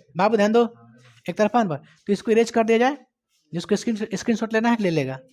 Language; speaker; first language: Hindi; native; Hindi